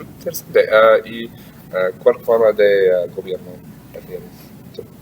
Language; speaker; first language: Spanish; non-native, learner; English